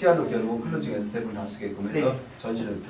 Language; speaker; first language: Korean; native; Korean